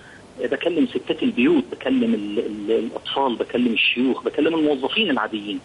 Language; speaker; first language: Arabic; native; Arabic